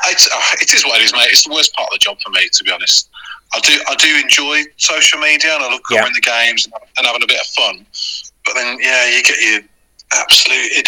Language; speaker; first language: English; native; English